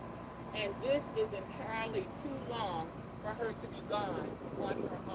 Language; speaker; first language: English; native; English